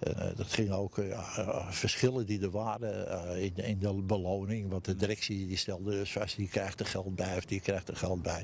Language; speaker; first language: Dutch; native; Dutch